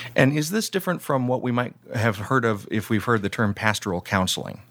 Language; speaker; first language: English; native; English